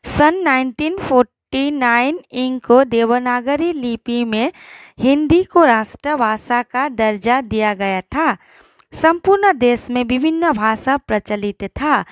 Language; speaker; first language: Hindi; non-native, local second language; Assamese